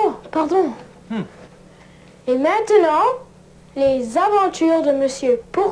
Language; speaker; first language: French; non-native, learner; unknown